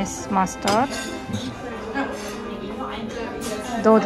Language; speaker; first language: Japanese; non-native, learner; German